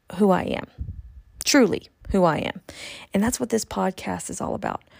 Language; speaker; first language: English; native; English